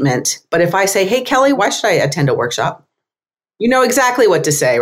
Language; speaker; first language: English; native; English